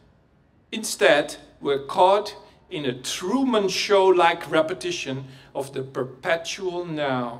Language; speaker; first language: English; non-native, fluent; Dutch